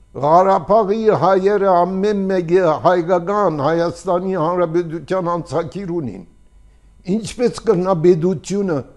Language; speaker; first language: Armenian; early bilingual, heritage; Armenian